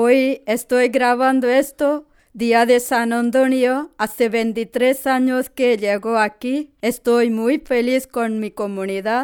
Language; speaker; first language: Spanish; non-native, learner; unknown